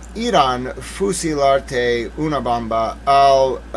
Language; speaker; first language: Spanish; non-native, learner; English